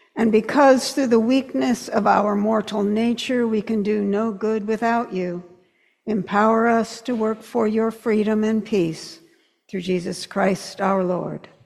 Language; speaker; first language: English; native; English